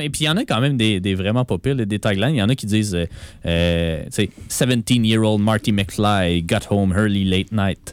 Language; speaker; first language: French; native; French